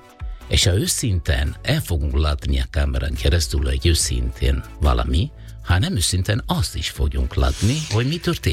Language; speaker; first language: Hungarian; non-native, learner; Italian